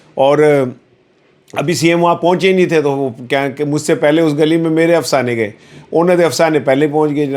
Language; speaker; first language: Urdu; non-native, local second language; Punjabi